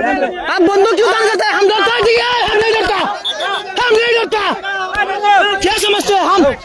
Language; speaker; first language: Hindi; non-native, learner; Bangla